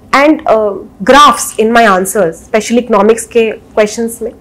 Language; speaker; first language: Hindi; native; Hindi